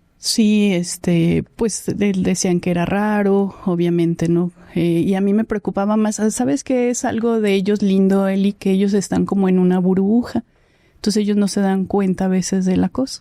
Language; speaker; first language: Spanish; native; Spanish